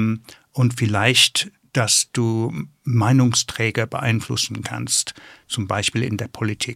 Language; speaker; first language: German; non-native, fluent; English